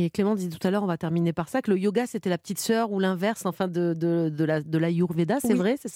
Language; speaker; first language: French; native; French